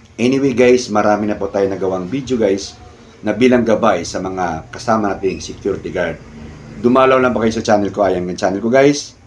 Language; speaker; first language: Filipino; non-native, local second language; Cebuano